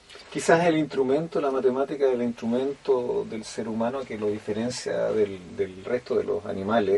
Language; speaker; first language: Spanish; native; Spanish